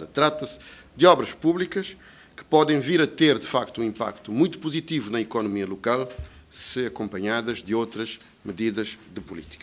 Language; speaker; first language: Portuguese; native; Portuguese